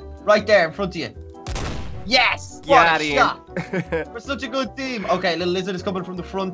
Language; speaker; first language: English; native; English